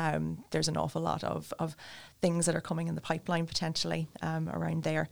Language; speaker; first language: English; native; English